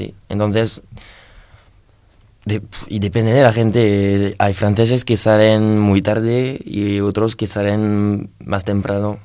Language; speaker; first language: Spanish; non-native, learner; French